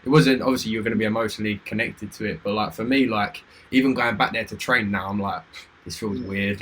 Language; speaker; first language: English; native; English